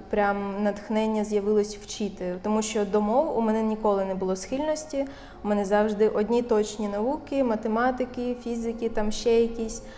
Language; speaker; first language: Ukrainian; native; Ukrainian